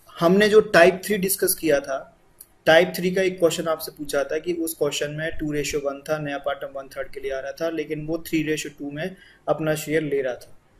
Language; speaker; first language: Hindi; native; Hindi